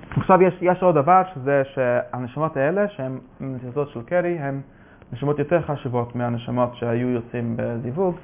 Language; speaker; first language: Hebrew; non-native, fluent; Yiddish